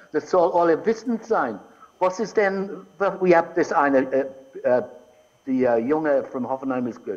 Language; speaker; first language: German; non-native, fluent; English